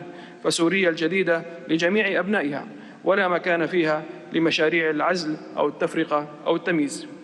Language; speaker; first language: Arabic; native; Arabic